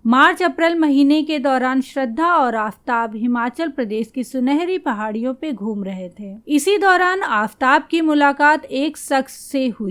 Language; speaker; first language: Hindi; native; Hindi